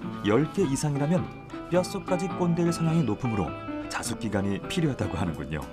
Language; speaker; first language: Korean; native; Korean